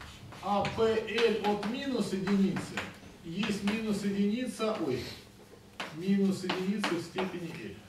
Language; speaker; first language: Russian; native; Russian